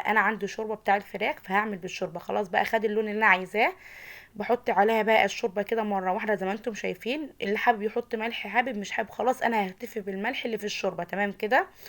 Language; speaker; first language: Arabic; native; Arabic